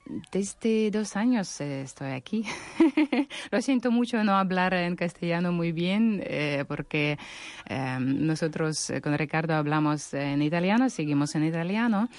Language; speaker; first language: Spanish; non-native, learner; Russian